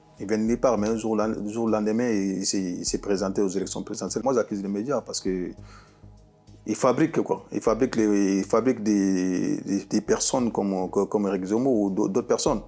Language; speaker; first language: French; non-native, fluent; Soninke